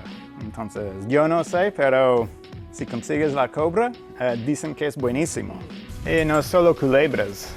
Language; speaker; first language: Spanish; non-native, fluent; English